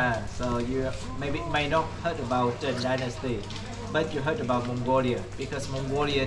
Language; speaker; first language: English; non-native, fluent; Vietnamese